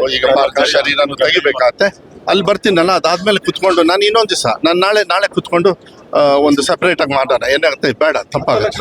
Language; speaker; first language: Kannada; native; Kannada